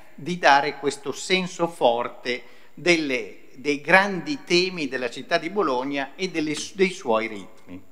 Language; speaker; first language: Italian; native; Italian